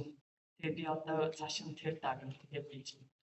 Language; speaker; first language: Mongolian; non-native, learner; English